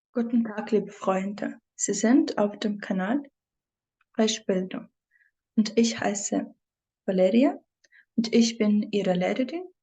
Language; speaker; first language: German; non-native, fluent; Ukrainian